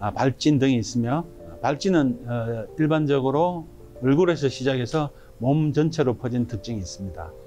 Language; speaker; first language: Korean; native; Korean